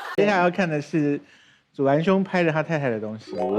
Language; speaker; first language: Chinese; native; Chinese